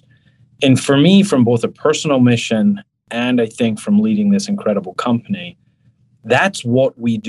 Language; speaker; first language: English; native; English